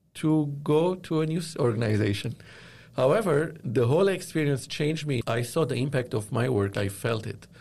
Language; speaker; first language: English; non-native, fluent; Arabic